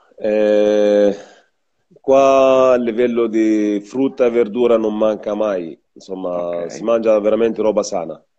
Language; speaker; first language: Italian; non-native, fluent; Arabic